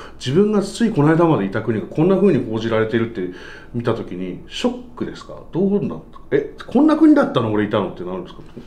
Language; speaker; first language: Japanese; native; Japanese